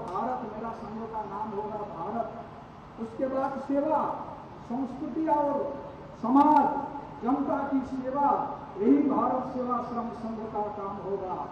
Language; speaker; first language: Hindi; non-native, local second language; Bangla